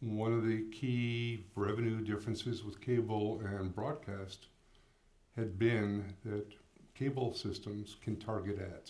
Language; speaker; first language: English; native; English